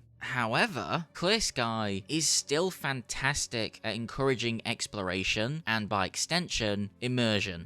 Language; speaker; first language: English; native; English